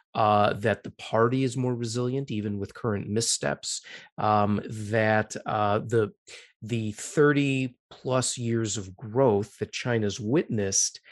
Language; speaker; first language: English; native; English